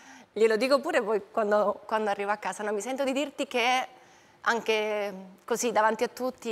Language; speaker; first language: Italian; non-native, fluent; Spanish